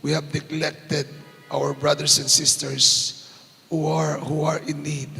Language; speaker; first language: English; non-native, local second language; Pampanga